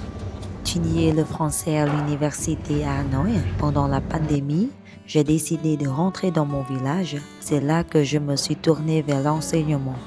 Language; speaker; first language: French; non-native, fluent; Vietnamese